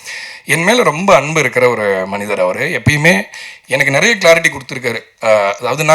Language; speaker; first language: Tamil; native; Tamil